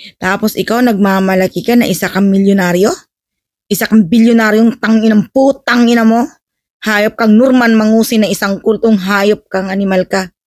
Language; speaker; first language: Filipino; native; Filipino